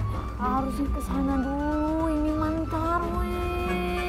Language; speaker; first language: Indonesian; native; Indonesian